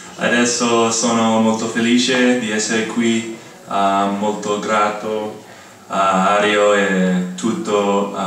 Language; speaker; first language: Italian; non-native, learner; English